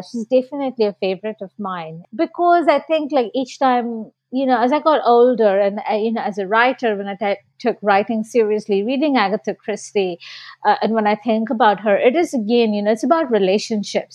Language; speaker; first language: English; non-native, local second language; Bangla